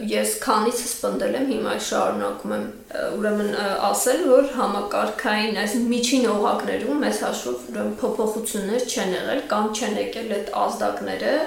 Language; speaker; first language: Armenian; native; Armenian